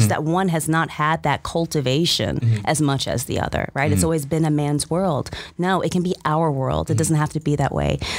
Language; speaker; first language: English; early bilingual, other home language; Russian